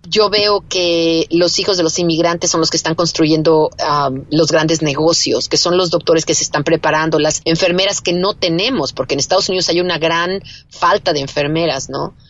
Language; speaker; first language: Spanish; native; Spanish